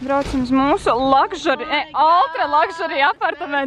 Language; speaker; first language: Latvian; native; Latvian